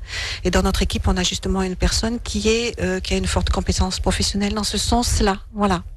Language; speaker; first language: French; native; French